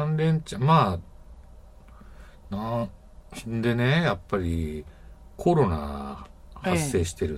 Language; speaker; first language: Japanese; native; Japanese